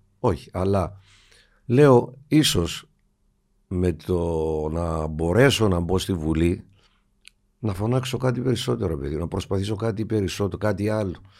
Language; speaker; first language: Greek; native; Greek